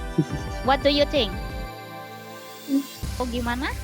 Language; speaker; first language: English; non-native, fluent; Indonesian